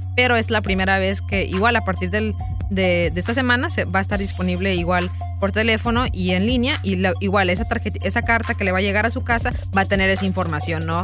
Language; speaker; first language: Spanish; native; Spanish